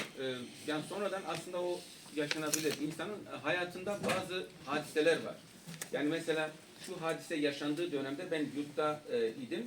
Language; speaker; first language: Turkish; non-native, local second language; Kurdish